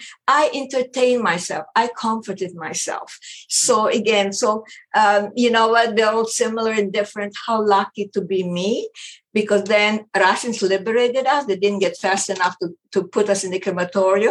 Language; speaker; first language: English; non-native, fluent; German